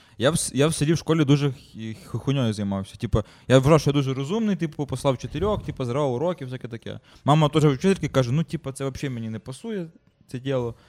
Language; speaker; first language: Ukrainian; native; Ukrainian